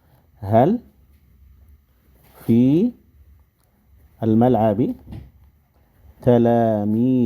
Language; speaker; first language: Arabic; non-native, fluent; Indonesian